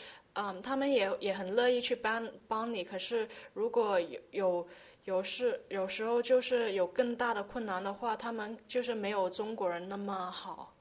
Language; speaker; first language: Chinese; early bilingual, heritage; Chinese